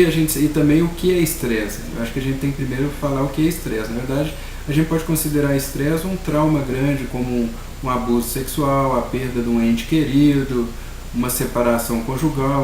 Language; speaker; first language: Portuguese; native; Portuguese